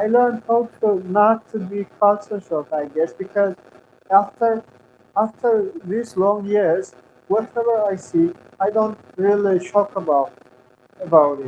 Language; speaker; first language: English; non-native, fluent; Turkmen